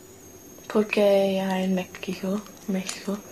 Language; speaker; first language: Spanish; non-native, learner; English